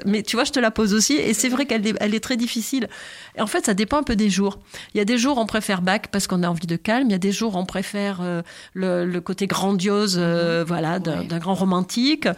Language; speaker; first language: French; native; French